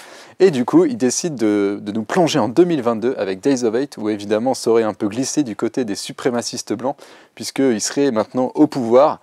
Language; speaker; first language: French; native; French